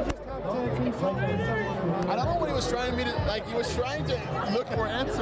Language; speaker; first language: English; non-native, fluent; French